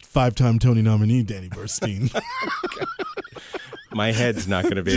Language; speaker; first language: English; early bilingual, other home language; Spanish